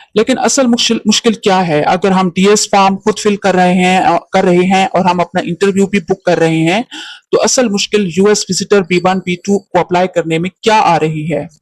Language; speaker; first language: Urdu; native; Urdu